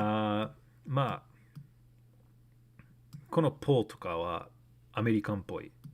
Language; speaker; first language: Japanese; non-native, learner; English